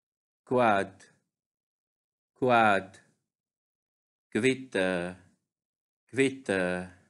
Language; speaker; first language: German; non-native, fluent; Arabic